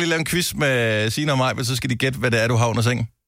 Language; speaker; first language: Danish; native; Danish